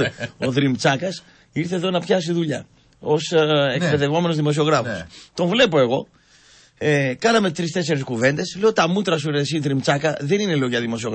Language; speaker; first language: Greek; native; Greek